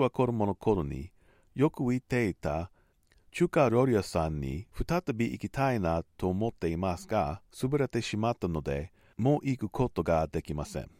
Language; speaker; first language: Japanese; non-native, learner; English